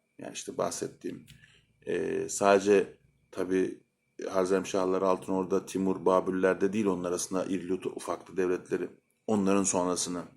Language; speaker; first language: Turkish; native; Turkish